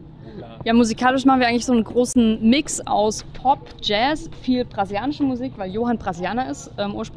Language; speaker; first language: German; native; German